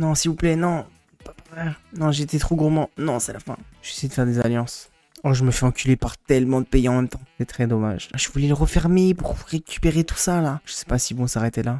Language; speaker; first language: French; native; French